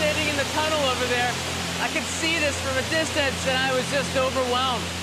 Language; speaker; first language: English; native; English